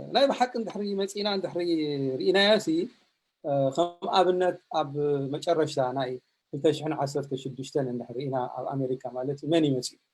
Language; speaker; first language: Tigrinya; native; Tigrinya